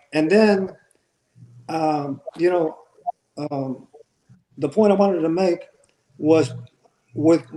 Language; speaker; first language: English; native; English